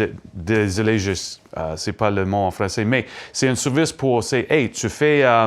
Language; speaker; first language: French; non-native, learner; English